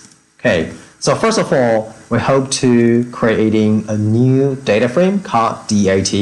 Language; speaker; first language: English; non-native, fluent; Chinese